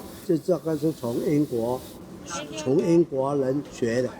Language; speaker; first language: Chinese; non-native, local second language; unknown